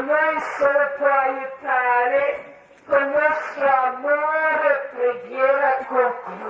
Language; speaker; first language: Italian; non-native, learner; Croatian